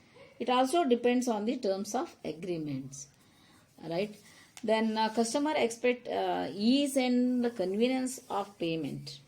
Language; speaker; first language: English; non-native, local second language; Kannada